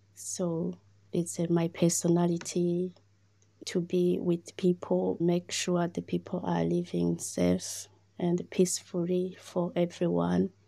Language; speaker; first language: English; non-native, learner; Rundi